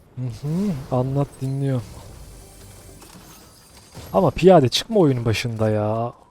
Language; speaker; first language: Turkish; native; Turkish